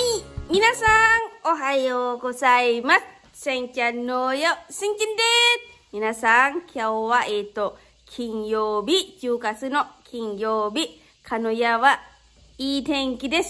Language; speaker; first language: Japanese; non-native, learner; Lao